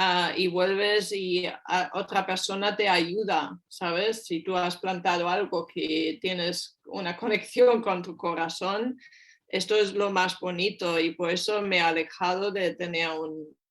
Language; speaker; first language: Spanish; non-native, fluent; German